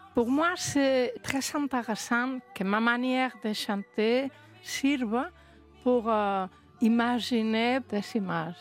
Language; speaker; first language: French; non-native, learner; Spanish